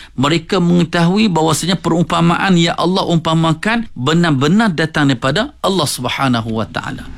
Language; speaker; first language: Malay; native; Malay